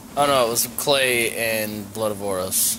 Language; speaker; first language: English; native; English